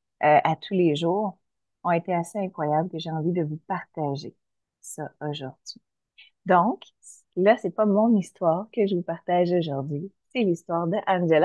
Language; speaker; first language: French; native; French